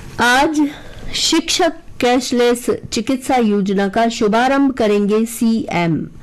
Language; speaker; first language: Hindi; native; Hindi